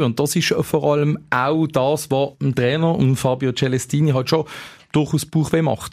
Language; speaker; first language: German; native; German